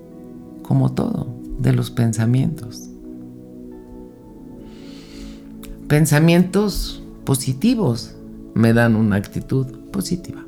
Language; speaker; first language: Spanish; native; Spanish